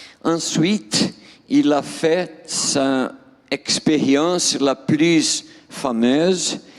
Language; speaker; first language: French; non-native, fluent; Portuguese